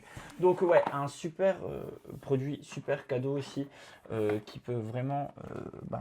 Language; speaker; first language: French; native; French